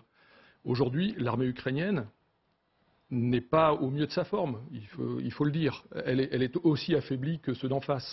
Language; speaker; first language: French; native; French